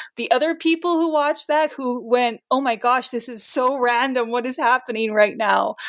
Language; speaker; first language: English; non-native, fluent; Portuguese